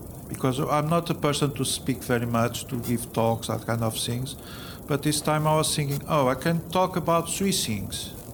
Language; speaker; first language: English; non-native, fluent; Portuguese